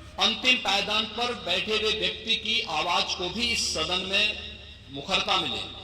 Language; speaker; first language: Hindi; native; Hindi